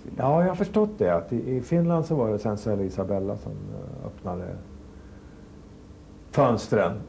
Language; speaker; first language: Swedish; native; Swedish